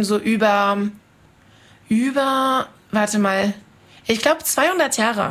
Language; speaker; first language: German; non-native, fluent; French